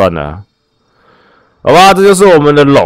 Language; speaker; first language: Chinese; native; Chinese